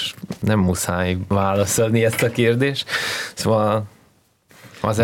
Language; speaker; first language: Hungarian; non-native, learner; Russian